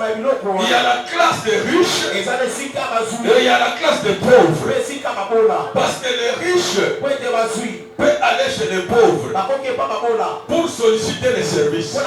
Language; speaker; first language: French; non-native, local second language; Lingala